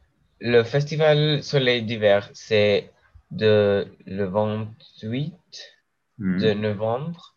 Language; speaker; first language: French; non-native, learner; Spanish